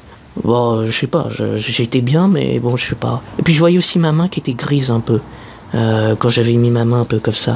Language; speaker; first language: French; native; French